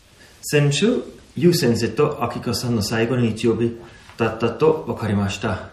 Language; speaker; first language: Japanese; non-native, fluent; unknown